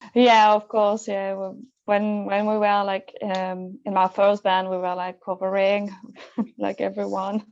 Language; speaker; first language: English; non-native, fluent; French